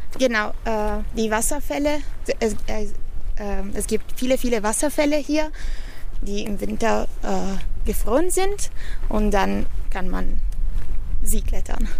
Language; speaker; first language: German; non-native, learner; Italian